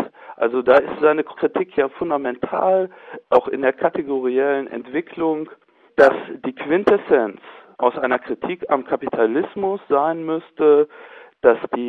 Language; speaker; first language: German; native; German